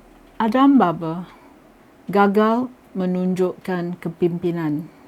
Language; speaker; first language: Malay; native; Malay